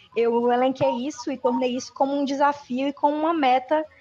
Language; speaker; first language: Portuguese; native; Portuguese